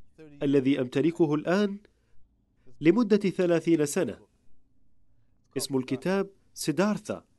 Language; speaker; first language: Arabic; non-native, fluent; English